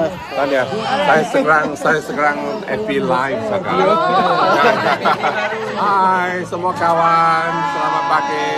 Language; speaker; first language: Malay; non-native, local second language; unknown